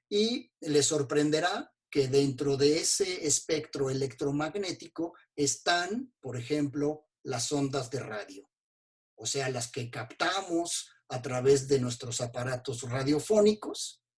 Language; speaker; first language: Spanish; native; Spanish